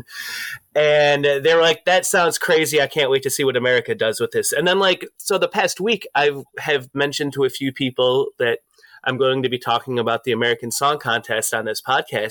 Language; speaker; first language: English; native; English